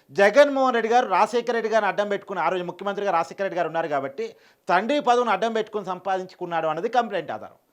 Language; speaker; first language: Telugu; native; Telugu